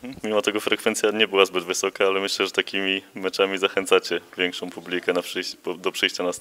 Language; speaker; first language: Polish; native; Polish